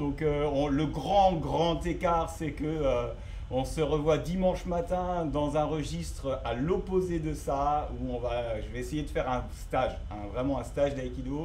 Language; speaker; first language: French; native; French